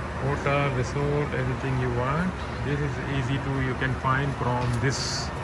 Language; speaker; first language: English; non-native, learner; Urdu